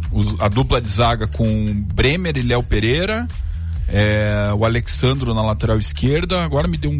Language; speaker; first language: Portuguese; native; Portuguese